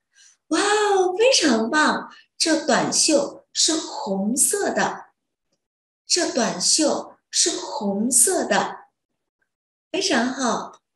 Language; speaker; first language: Chinese; non-native, fluent; Vietnamese